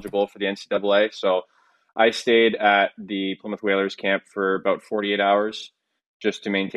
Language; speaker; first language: English; native; English